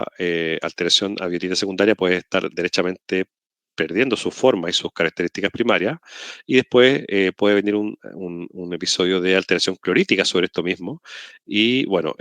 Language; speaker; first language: Spanish; native; Spanish